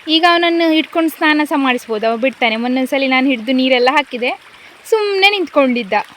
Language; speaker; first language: Kannada; native; Kannada